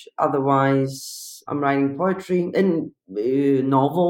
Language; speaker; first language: English; non-native, fluent; Turkish